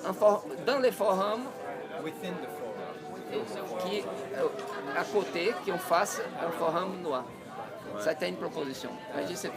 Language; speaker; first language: French; non-native, fluent; Portuguese